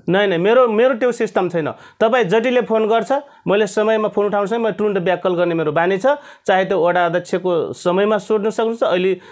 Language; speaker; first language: Nepali; non-native, local second language; Rana Tharu